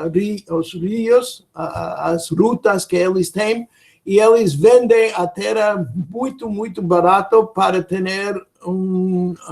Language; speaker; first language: Spanish; non-native, fluent; English